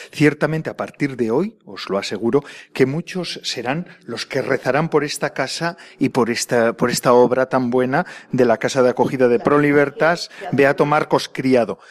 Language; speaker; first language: Spanish; native; Spanish